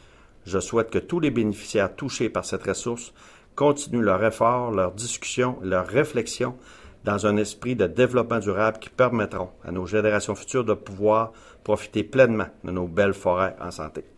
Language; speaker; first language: French; native; French